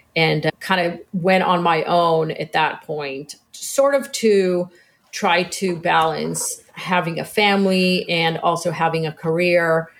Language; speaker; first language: English; early bilingual, other home language; Hebrew